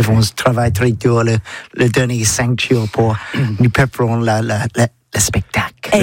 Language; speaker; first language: French; non-native, learner; English